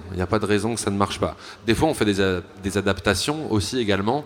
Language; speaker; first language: French; native; French